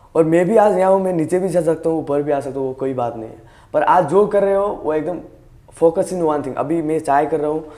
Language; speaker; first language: Hindi; native; Hindi